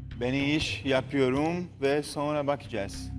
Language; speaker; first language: Turkish; non-native, learner; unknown